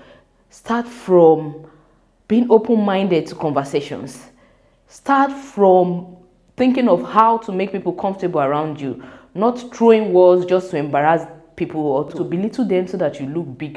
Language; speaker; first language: English; non-native, local second language; Yoruba